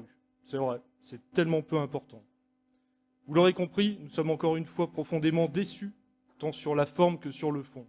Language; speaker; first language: French; native; French